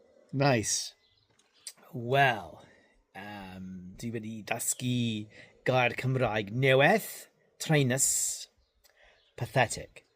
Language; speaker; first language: Welsh; non-native, learner; English